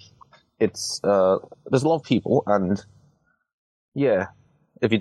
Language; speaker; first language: English; non-native, local second language; Cantonese